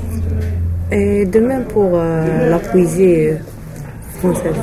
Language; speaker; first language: French; non-native, local second language; Arabic